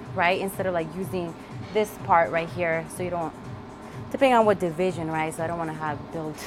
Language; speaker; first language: English; early bilingual, other home language; Spanish